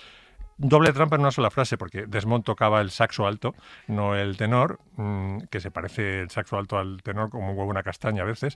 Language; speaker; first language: Spanish; native; Spanish